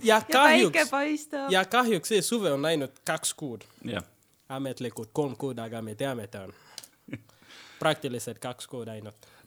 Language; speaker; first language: Estonian; non-native, fluent; English